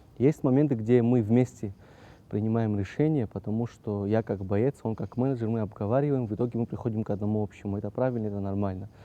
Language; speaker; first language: Russian; non-native, local second language; Abkhazian